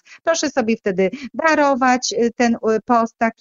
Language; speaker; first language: Polish; native; Polish